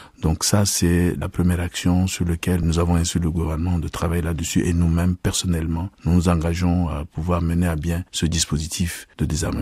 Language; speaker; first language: French; non-native, local second language; Sango